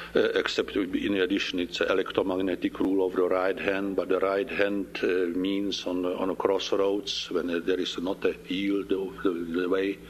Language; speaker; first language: English; non-native, fluent; Czech